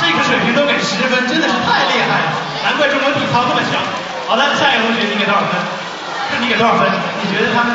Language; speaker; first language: Chinese; native; Chinese